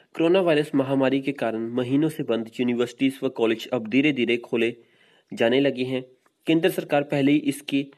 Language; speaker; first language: Hindi; non-native, local second language; Punjabi